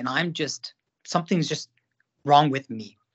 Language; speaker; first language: English; native; English